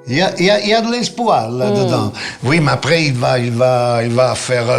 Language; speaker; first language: French; non-native, fluent; Italian